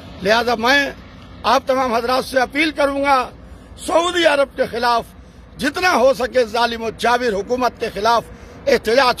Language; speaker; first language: Urdu; native; Urdu